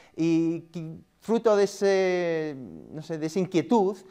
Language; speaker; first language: Spanish; native; Spanish